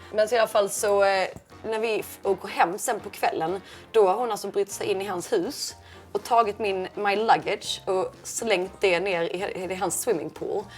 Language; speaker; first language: Swedish; native; Swedish